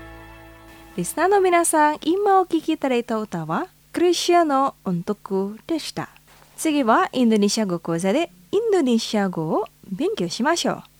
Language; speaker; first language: Japanese; non-native, fluent; Indonesian